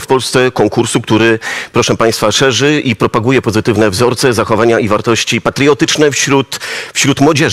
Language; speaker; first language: Polish; native; Polish